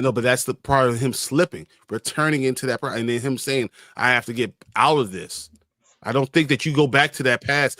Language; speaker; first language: English; native; English